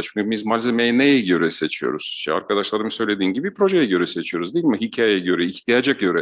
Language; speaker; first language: Turkish; non-native, fluent; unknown